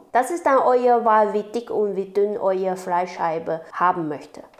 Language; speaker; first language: German; non-native, learner; Chinese